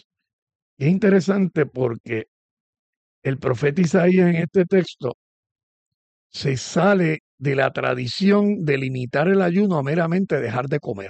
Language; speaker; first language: Spanish; native; Spanish